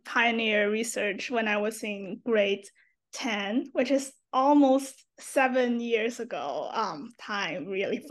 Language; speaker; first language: English; non-native, fluent; Chinese